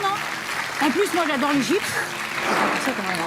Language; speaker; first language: French; native; French